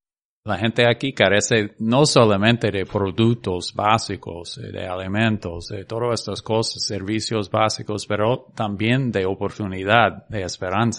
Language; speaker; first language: Spanish; non-native, fluent; English